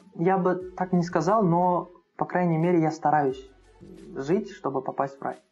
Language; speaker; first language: Russian; non-native, local second language; Uzbek